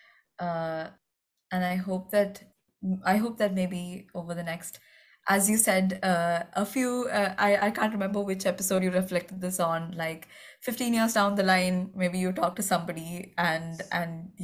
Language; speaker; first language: English; non-native, local second language; Malayalam